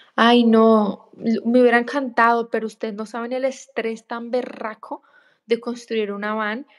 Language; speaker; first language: Spanish; native; Spanish